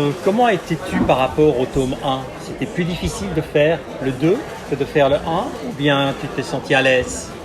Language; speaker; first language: French; native; French